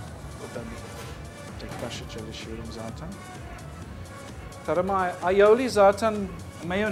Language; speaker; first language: Turkish; non-native, learner; English